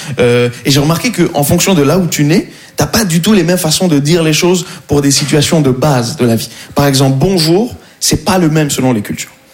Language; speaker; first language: French; non-native, local second language; Arabic